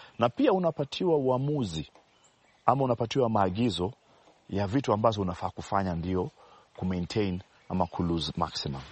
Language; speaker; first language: Swahili; non-native, local second language; Luo (Kenya and Tanzania)